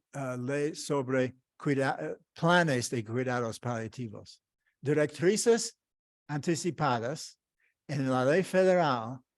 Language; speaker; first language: Spanish; non-native, fluent; English